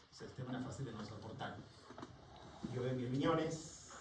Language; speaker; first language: Spanish; native; Spanish